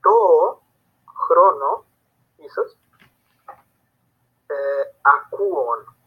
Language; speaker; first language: Greek; non-native, fluent; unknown